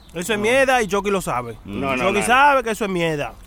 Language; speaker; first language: Spanish; early bilingual, heritage; Spanish